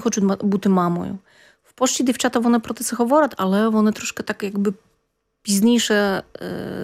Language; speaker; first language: Ukrainian; non-native, fluent; Polish